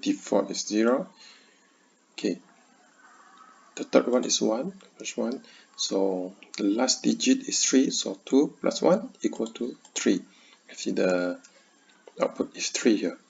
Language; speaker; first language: English; non-native, learner; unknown